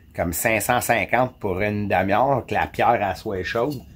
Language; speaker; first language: French; native; French